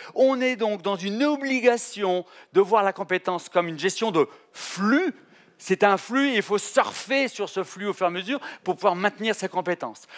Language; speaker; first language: French; native; French